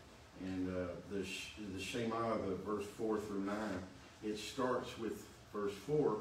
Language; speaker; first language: English; native; English